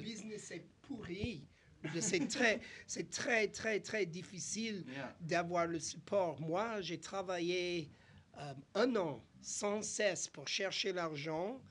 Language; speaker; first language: French; non-native, fluent; English